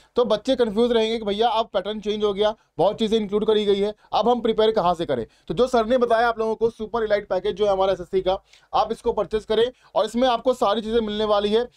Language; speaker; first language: Hindi; native; Hindi